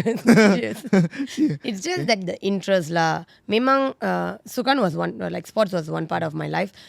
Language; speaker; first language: English; non-native, local second language; Tamil